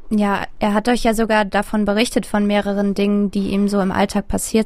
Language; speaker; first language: German; native; German